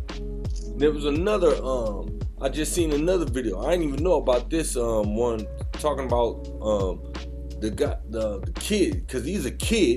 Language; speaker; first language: English; native; English